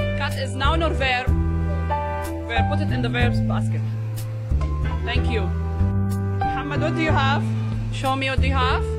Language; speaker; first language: English; non-native, learner; Arabic